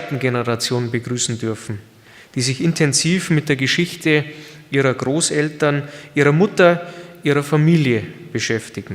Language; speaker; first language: German; native; German